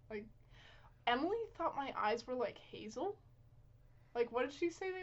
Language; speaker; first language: English; native; English